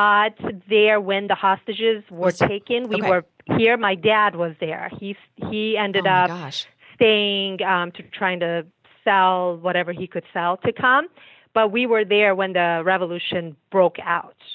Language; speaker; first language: English; early bilingual, other home language; Persian